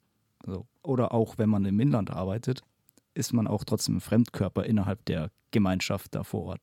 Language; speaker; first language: German; native; German